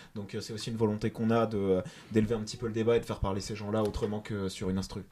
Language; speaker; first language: French; native; French